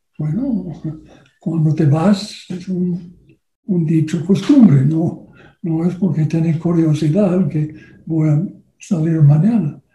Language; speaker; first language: Spanish; non-native, learner; English